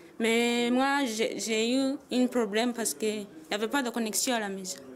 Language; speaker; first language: French; non-native, learner; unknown